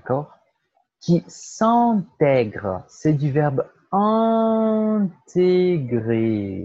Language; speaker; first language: French; non-native, fluent; Portuguese